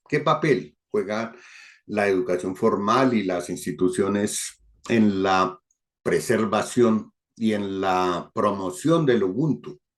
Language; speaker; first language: Spanish; native; Spanish